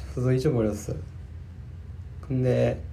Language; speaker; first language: Korean; non-native, learner; Japanese